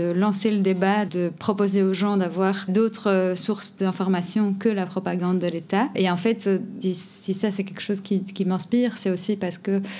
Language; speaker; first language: French; non-native, fluent; Portuguese